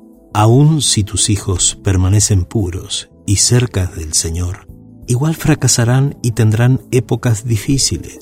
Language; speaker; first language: Spanish; native; Spanish